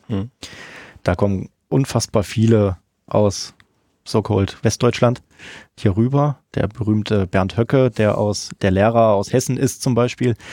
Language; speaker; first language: German; native; German